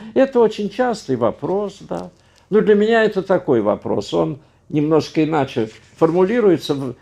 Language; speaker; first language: Russian; native; Russian